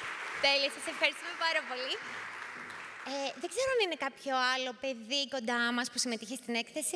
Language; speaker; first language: Greek; native; Greek